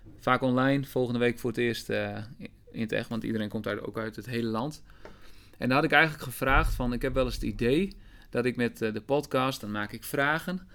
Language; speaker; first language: Dutch; native; Dutch